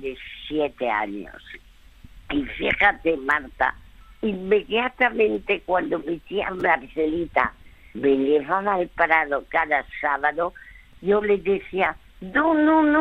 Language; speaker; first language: Spanish; early bilingual, other home language; French